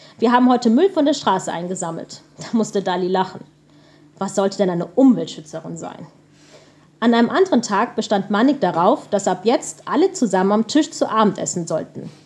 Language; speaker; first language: German; early bilingual, other home language; Punjabi